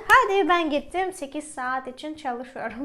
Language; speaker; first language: Turkish; non-native, fluent; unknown